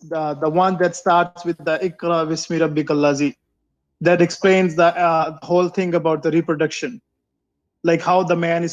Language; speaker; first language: English; non-native, fluent; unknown